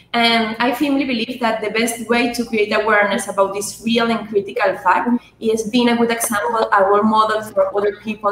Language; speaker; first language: English; non-native, fluent; Spanish